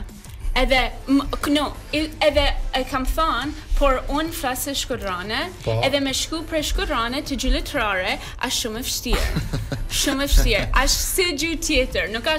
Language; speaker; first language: Albanian; early bilingual, heritage; Albanian